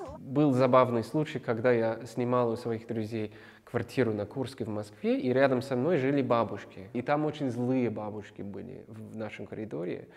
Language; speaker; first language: Russian; non-native, fluent; English